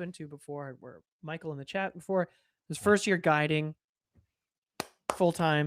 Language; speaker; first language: English; native; English